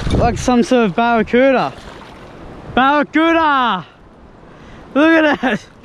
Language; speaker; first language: English; native; English